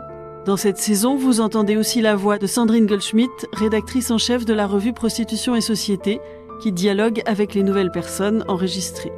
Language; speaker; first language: French; native; French